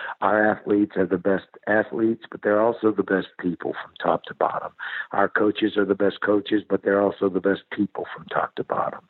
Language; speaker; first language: English; native; English